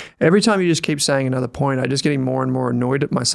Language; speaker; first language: English; native; English